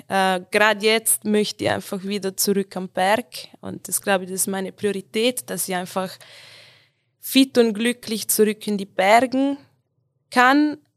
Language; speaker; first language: German; non-native, local second language; Ladin